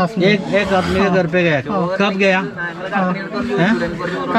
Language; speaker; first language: Hindi; non-native, local second language; Malayalam